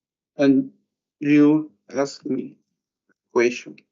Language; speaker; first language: English; non-native, learner; Spanish